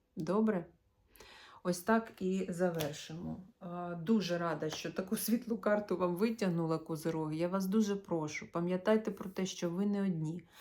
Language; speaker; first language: Ukrainian; non-native, local second language; Russian